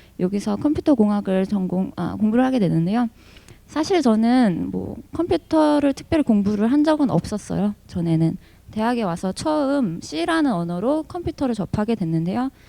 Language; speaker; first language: Korean; early bilingual, heritage; Korean